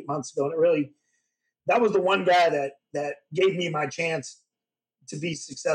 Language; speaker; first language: English; native; English